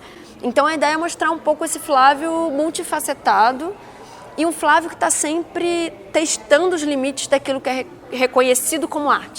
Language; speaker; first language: Portuguese; native; Portuguese